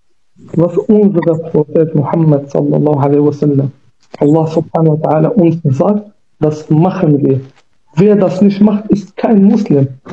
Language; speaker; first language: German; non-native, learner; Kurdish